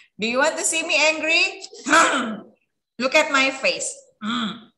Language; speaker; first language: English; non-native, fluent; Indonesian